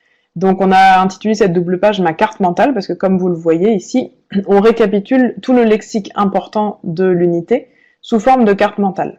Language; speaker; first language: French; native; French